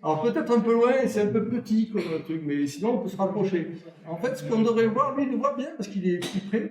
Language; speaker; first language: French; native; French